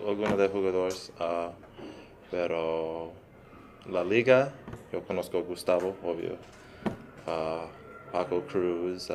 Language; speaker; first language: Spanish; early bilingual, heritage; English